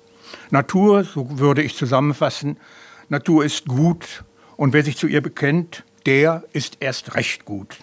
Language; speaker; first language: German; native; German